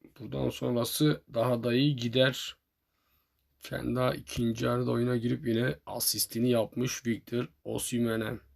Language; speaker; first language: Turkish; native; Turkish